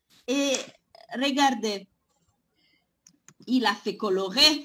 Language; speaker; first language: French; non-native, fluent; Italian